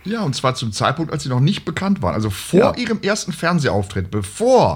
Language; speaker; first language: German; native; German